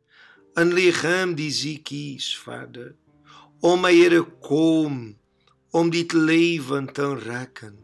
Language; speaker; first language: Dutch; non-native, learner; Portuguese